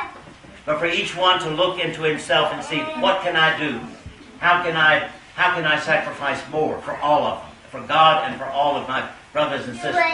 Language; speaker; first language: English; native; English